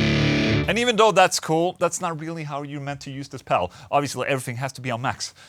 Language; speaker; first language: English; non-native, fluent; Swedish